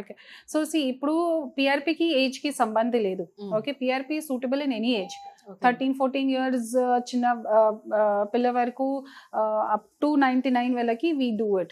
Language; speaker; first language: Telugu; non-native, fluent; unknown